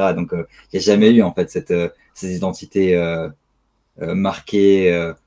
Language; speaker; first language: French; native; French